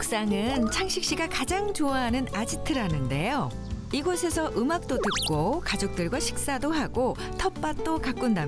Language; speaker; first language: Korean; native; Korean